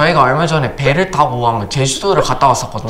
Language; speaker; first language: Korean; early bilingual, other home language; English